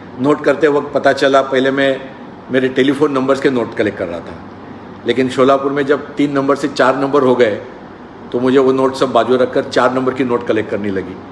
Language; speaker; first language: Hindi; non-native, local second language; Marathi